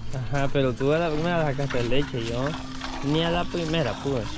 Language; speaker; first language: Spanish; native; Spanish